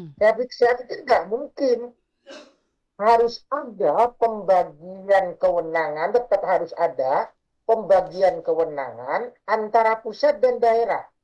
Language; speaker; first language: Indonesian; non-native, local second language; Madurese